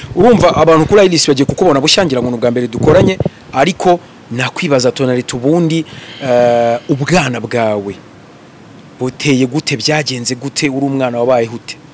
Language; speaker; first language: Kinyarwanda; native; Kinyarwanda